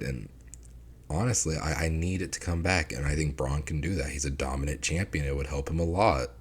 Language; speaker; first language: English; native; English